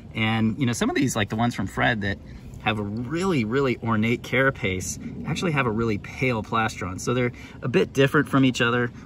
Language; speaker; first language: English; native; English